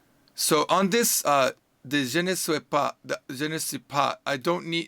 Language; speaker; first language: French; non-native, learner; English